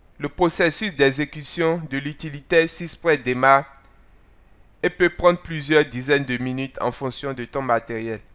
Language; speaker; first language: French; non-native, local second language; Fon